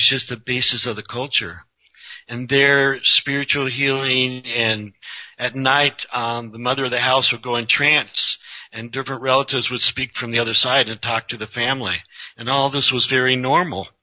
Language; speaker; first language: English; native; English